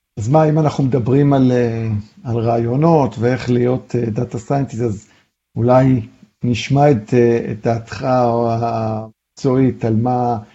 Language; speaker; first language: Hebrew; native; Hebrew